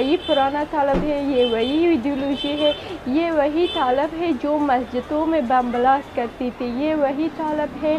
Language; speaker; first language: Hindi; non-native, fluent; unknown